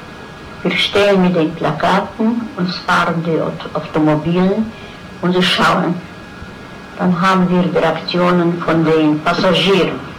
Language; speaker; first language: German; non-native, fluent; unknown